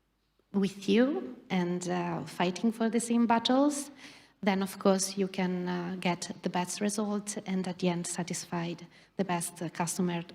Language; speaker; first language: English; non-native, fluent; Italian